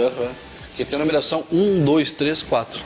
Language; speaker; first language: Portuguese; native; Portuguese